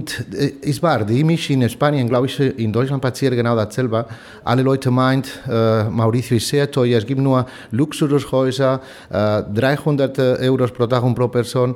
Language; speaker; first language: German; non-native, fluent; Spanish